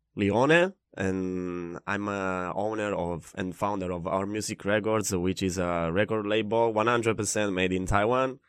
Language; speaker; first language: English; non-native, fluent; Italian